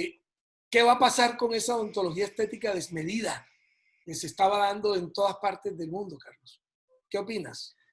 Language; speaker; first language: Spanish; native; Spanish